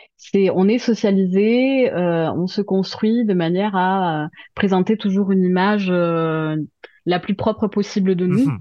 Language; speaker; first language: French; native; French